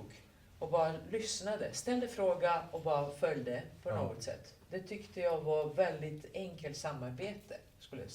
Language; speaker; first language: Swedish; non-native, fluent; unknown